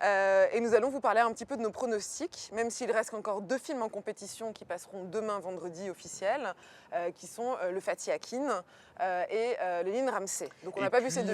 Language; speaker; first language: French; native; French